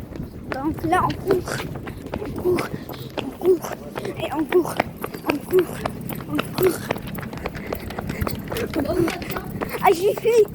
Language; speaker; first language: French; non-native, learner; Arabic